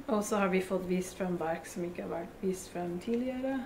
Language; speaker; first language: Norwegian; non-native, fluent; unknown